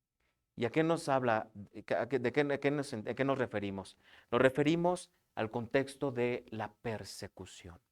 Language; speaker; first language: Spanish; native; Spanish